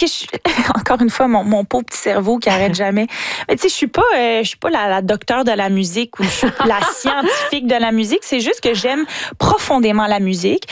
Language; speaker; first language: French; native; French